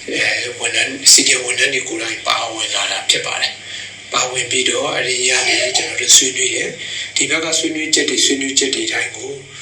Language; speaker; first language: Burmese; native; Burmese